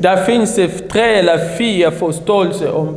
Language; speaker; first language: Swedish; non-native, learner; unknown